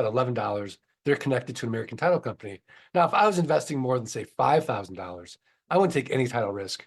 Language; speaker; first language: English; native; English